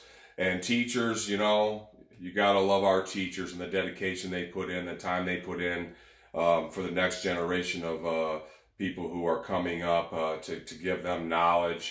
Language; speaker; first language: English; native; English